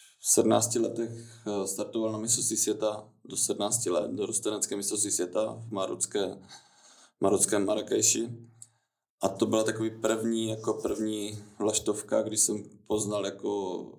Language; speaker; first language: Czech; native; Czech